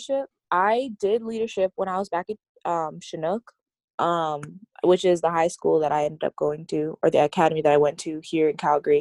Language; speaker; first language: English; native; English